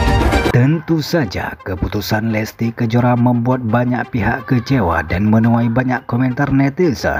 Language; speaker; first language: Indonesian; native; Indonesian